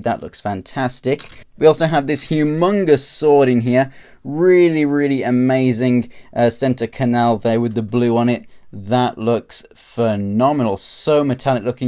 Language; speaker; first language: English; native; English